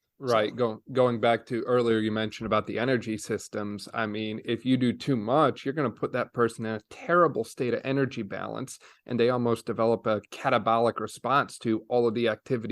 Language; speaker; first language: English; native; English